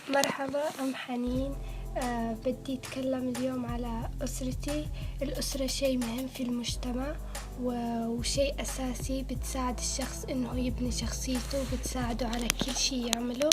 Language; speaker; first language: Arabic; early bilingual, heritage; Arabic